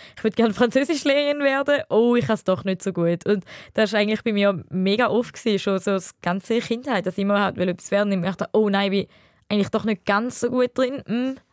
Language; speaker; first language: German; early bilingual, other home language; Tamil